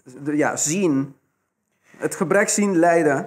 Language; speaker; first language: Dutch; non-native, fluent; Spanish